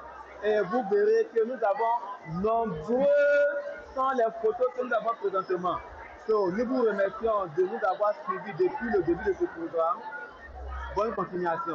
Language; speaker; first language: French; non-native, fluent; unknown